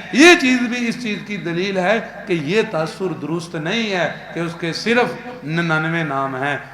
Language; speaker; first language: Urdu; non-native, local second language; Punjabi